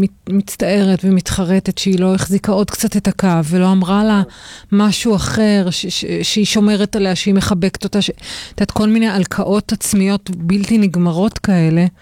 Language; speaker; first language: Hebrew; native; Hebrew